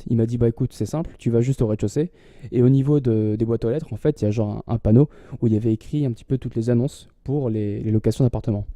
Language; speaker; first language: French; native; French